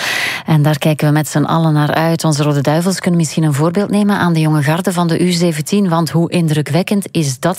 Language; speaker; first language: Dutch; native; Dutch